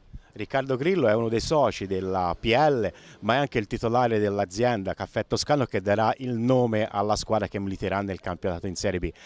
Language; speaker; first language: Italian; native; Italian